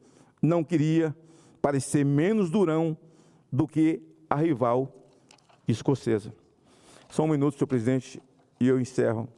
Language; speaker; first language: Portuguese; native; Portuguese